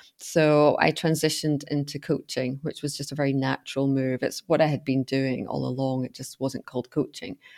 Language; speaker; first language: English; native; English